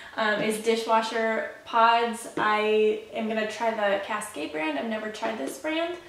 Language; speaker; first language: English; native; English